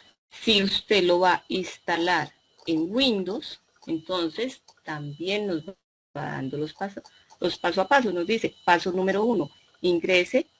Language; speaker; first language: Spanish; native; Spanish